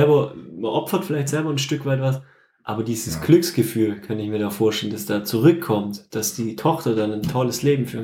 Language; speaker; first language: German; native; German